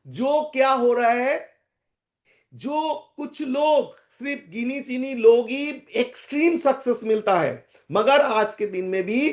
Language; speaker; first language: Hindi; non-native, local second language; Bangla